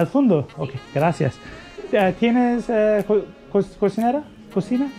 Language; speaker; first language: Spanish; non-native, learner; Turkish